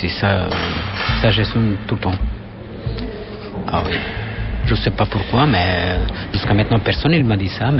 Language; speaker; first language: French; non-native, learner; Albanian